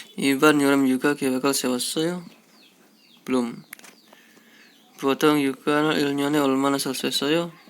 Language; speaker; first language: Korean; non-native, fluent; Indonesian